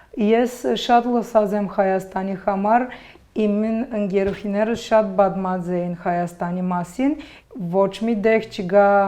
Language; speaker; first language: Armenian; early bilingual, heritage; Armenian